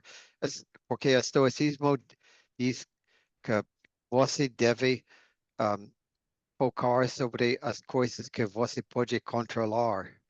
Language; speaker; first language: Portuguese; non-native, learner; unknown